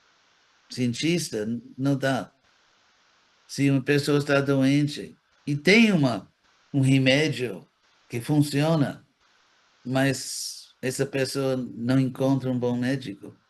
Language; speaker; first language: Portuguese; non-native, fluent; English